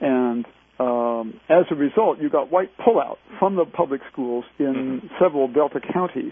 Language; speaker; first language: English; native; English